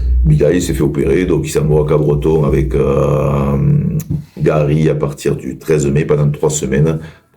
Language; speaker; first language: French; native; French